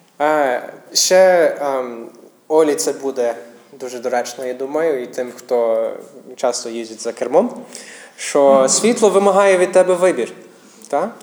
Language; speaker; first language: Ukrainian; non-native, fluent; English